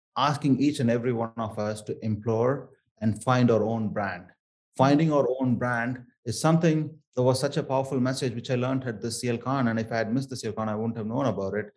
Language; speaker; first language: English; non-native, local second language; Tamil